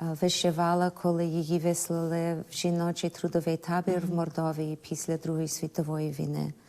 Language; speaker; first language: Ukrainian; early bilingual, heritage; Ukrainian